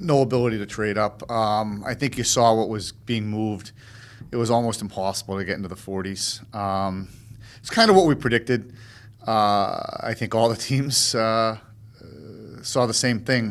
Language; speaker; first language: English; native; English